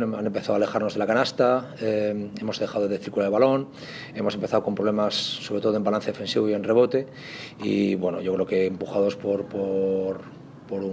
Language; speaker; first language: Spanish; native; Spanish